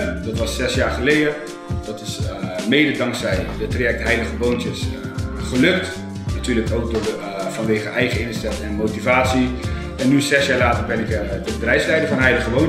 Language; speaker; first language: Dutch; native; Dutch